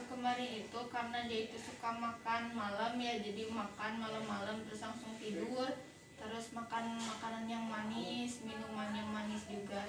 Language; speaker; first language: Indonesian; non-native, local second language; Sundanese